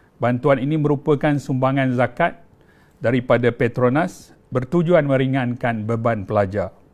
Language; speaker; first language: Malay; native; Malay